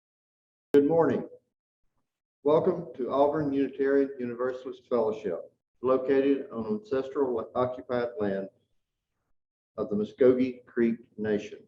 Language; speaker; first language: English; native; English